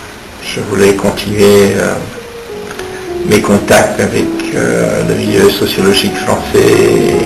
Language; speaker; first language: French; non-native, fluent; Romanian